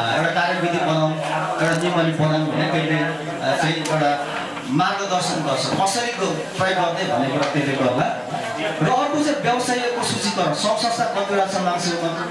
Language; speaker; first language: Nepali; non-native, local second language; Limbu